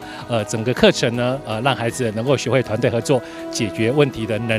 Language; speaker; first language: Chinese; native; Chinese